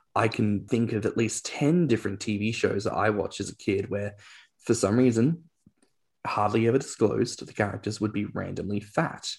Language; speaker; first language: English; native; English